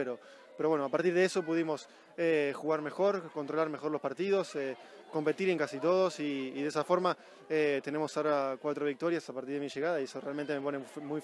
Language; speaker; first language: Spanish; native; Spanish